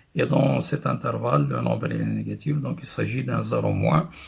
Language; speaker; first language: French; non-native, local second language; Arabic